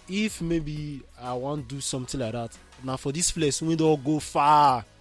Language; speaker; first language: Nigerian Pidgin; native; Nigerian Pidgin